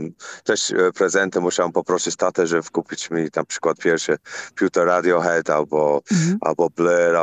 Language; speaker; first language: Polish; non-native, learner; English